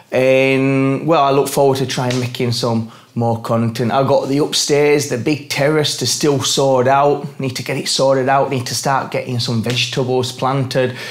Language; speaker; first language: English; native; English